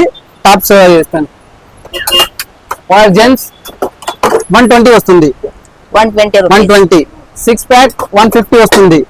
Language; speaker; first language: Telugu; non-native, learner; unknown